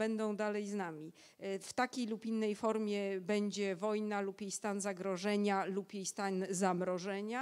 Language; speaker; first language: Polish; native; Polish